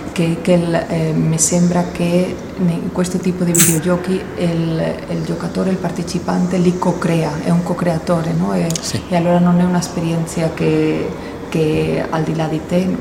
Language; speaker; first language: Italian; non-native, learner; Spanish